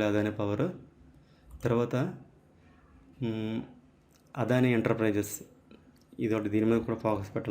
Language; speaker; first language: Telugu; native; Telugu